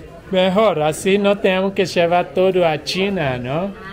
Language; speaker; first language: Spanish; non-native, learner; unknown